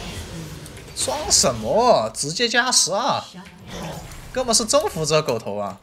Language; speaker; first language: Chinese; native; Chinese